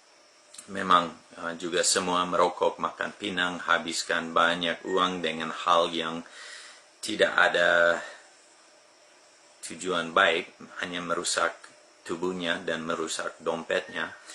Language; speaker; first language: Indonesian; non-native, fluent; English